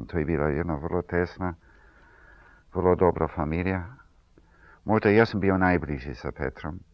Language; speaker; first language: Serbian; early bilingual, heritage; Serbian